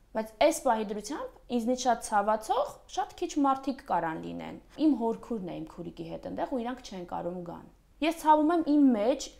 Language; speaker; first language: Armenian; early bilingual, other home language; Russian